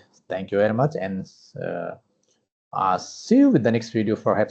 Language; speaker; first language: English; non-native, fluent; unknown